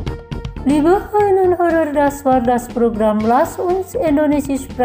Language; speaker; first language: German; non-native, fluent; Indonesian